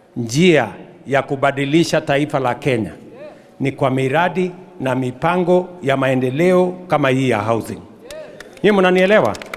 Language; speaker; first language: Swahili; non-native, local second language; Kalenjin